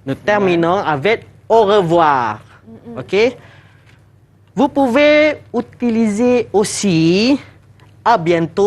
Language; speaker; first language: French; non-native, fluent; Malay